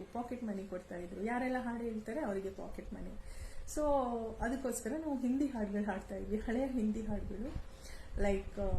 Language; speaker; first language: Kannada; non-native, local second language; Kodava